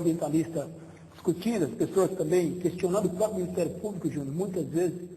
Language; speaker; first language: Portuguese; native; Portuguese